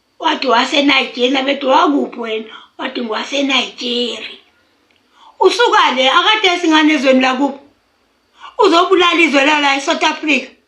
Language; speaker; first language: Zulu; native; Zulu